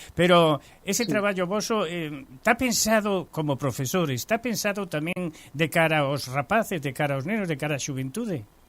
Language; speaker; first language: Galician; early bilingual, heritage; Galician